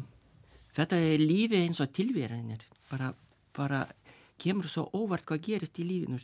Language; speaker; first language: Icelandic; non-native, learner; Lithuanian